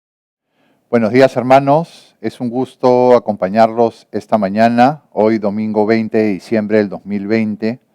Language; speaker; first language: Spanish; native; Spanish